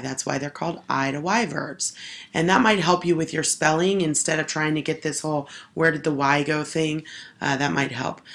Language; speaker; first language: English; native; English